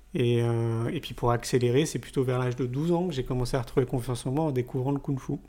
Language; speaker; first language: French; native; French